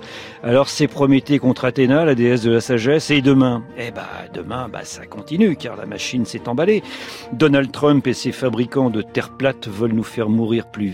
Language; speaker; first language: French; native; French